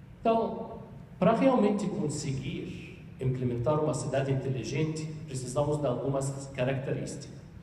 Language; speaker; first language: Portuguese; non-native, fluent; Arabic